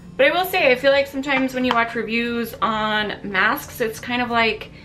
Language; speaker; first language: English; early bilingual, other home language; Italian